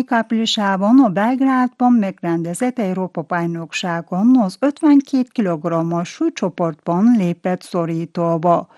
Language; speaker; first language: Hungarian; non-native, fluent; Turkish